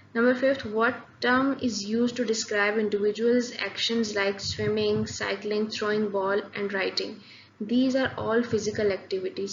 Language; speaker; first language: English; non-native, local second language; Urdu